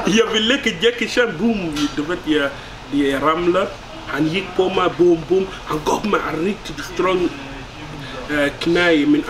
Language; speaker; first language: Swedish; non-native, learner; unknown